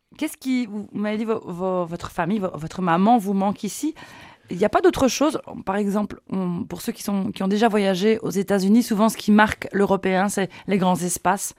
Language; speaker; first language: French; native; French